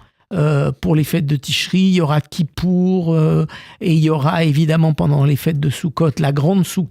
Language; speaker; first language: French; native; French